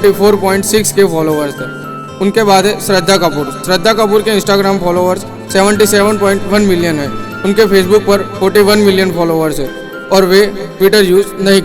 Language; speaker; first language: Hindi; native; Hindi